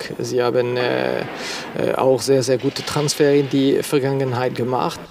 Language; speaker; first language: German; non-native, local second language; French